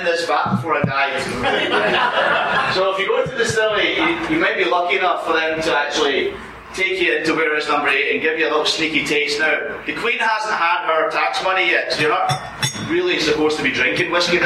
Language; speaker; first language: English; native; English